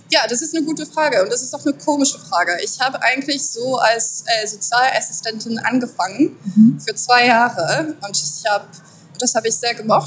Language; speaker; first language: German; non-native, fluent; French